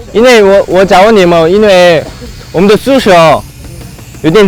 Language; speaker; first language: Chinese; non-native, learner; Korean